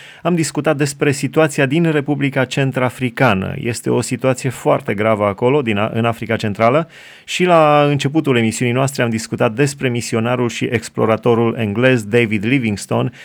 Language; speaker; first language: Romanian; native; Romanian